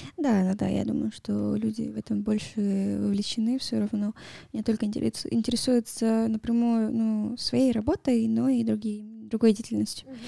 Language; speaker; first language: Russian; non-native, fluent; Spanish